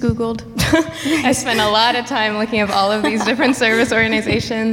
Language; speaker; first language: English; native; English